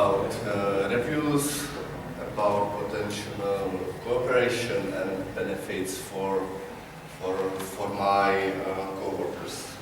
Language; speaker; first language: English; non-native, learner; Czech